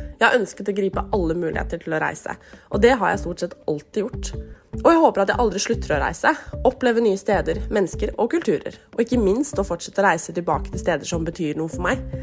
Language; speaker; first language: Norwegian; native; Norwegian